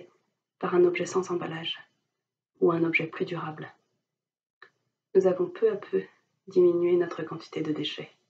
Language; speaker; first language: French; native; French